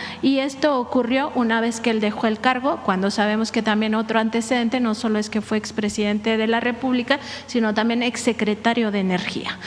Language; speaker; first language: Spanish; native; Spanish